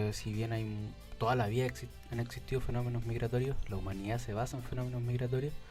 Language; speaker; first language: Spanish; native; Spanish